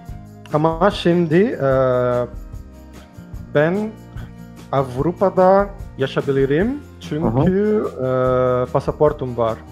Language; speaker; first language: Turkish; non-native, learner; Portuguese